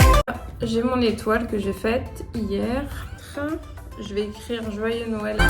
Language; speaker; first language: French; native; French